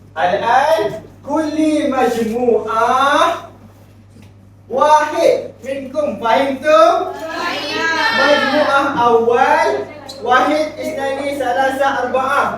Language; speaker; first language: Arabic; non-native, learner; Malay